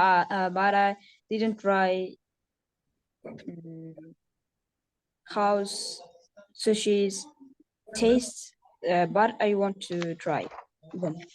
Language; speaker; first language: English; non-native, learner; Uzbek